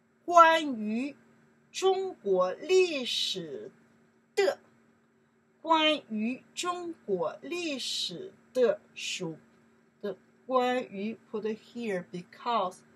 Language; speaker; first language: Chinese; non-native, learner; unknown